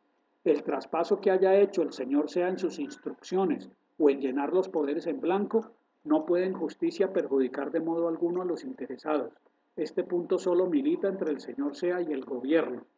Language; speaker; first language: Spanish; native; Spanish